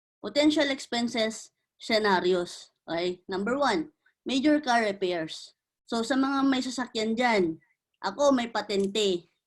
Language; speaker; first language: Filipino; native; Filipino